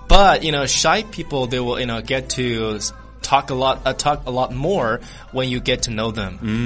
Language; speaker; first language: English; non-native, fluent; Chinese